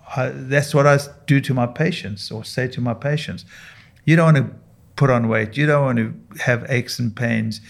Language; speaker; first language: English; native; English